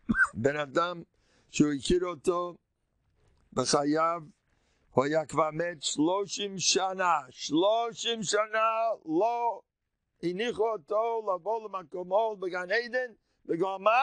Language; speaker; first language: Hebrew; non-native, fluent; English